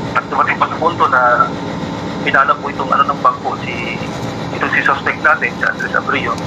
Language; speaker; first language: Filipino; non-native, local second language; Pangasinan